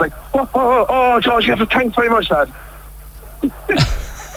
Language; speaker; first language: English; native; English